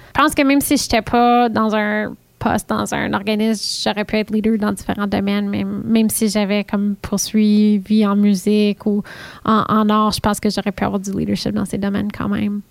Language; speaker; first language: French; native; French